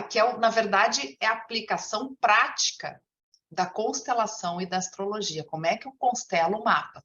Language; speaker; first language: Portuguese; native; Portuguese